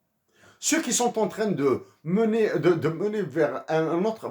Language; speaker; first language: French; native; French